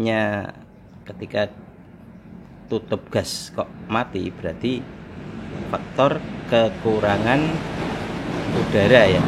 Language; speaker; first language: Indonesian; native; Indonesian